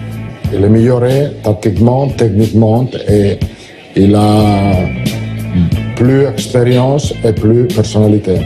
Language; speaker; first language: French; non-native, learner; Italian